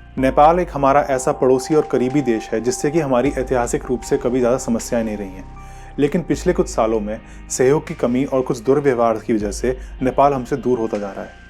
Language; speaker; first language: Hindi; native; Hindi